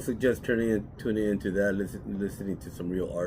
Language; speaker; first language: English; native; English